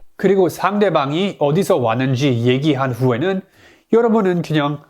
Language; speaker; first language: Korean; non-native, fluent; English